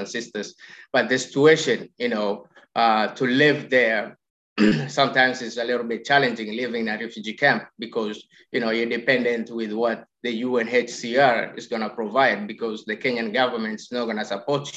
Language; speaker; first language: English; non-native, local second language; Somali